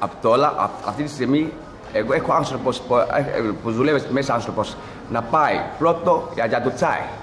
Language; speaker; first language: Greek; non-native, learner; Chinese